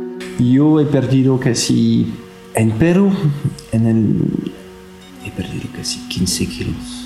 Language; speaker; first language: Spanish; non-native, fluent; French